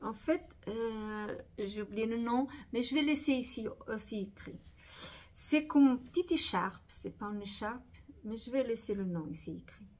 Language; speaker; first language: French; non-native, fluent; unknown